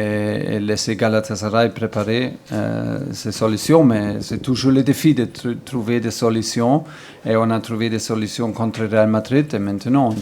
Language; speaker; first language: French; non-native, learner; German